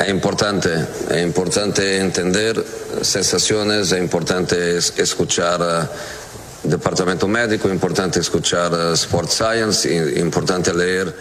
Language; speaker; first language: Spanish; non-native, fluent; Portuguese